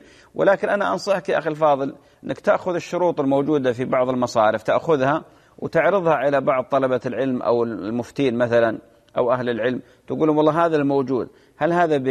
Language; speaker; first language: Arabic; native; Arabic